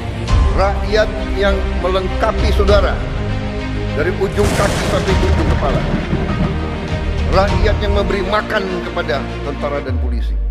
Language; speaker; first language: Indonesian; native; Indonesian